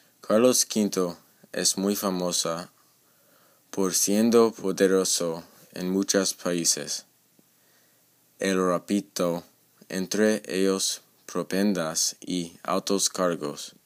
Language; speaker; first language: Spanish; non-native, learner; English